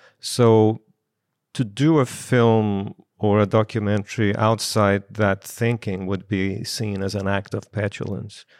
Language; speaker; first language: English; non-native, fluent; Portuguese